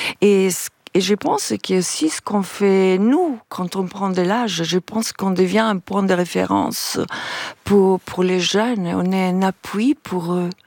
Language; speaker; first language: French; non-native, fluent; Italian